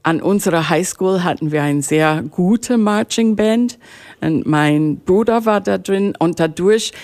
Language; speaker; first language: German; non-native, fluent; English